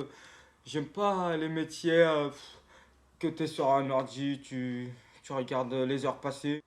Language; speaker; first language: French; non-native, local second language; Comorian